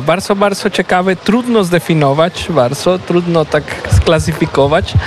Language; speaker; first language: Polish; non-native, learner; Spanish